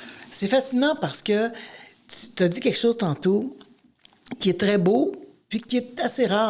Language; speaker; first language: French; native; French